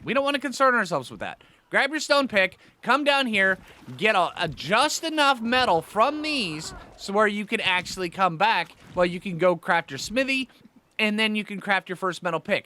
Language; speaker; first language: English; native; English